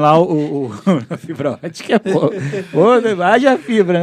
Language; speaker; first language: Portuguese; native; Portuguese